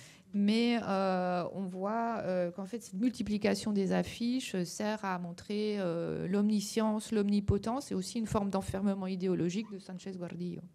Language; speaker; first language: French; native; French